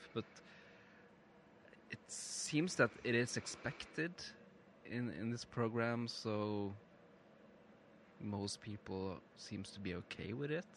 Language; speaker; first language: English; non-native, fluent; Norwegian